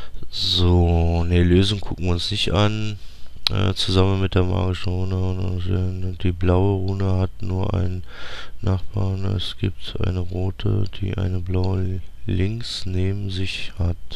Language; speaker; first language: German; native; German